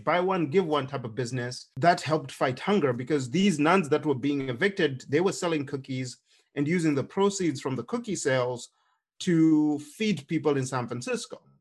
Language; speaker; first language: English; non-native, local second language; Shona